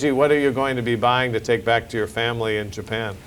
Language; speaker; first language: English; native; English